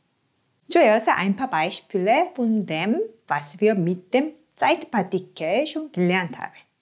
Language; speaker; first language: German; non-native, fluent; Korean